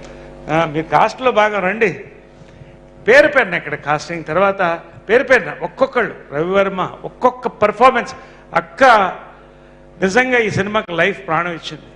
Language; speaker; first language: Telugu; native; Telugu